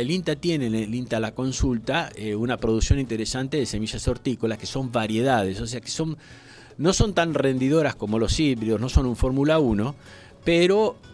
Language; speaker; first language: Spanish; native; Spanish